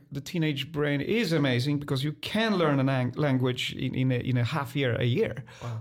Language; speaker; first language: English; non-native, fluent; Polish